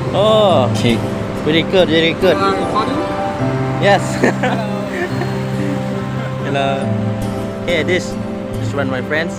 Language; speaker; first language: English; non-native, learner; Lao